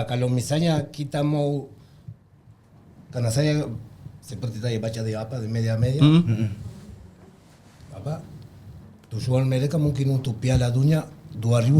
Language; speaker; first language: Indonesian; non-native, learner; Spanish